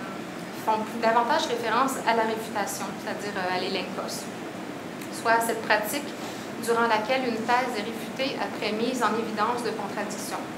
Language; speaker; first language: French; native; French